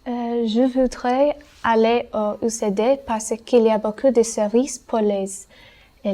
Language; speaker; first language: French; non-native, learner; English